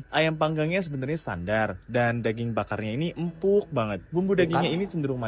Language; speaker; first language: Indonesian; native; Indonesian